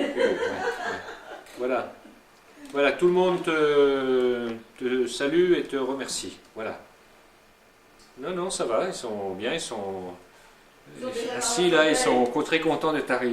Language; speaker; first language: French; native; French